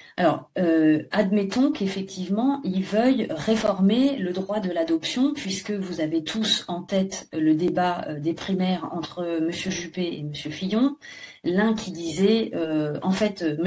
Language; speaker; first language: French; native; French